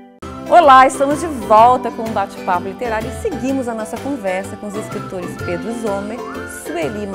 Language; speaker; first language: Portuguese; native; Portuguese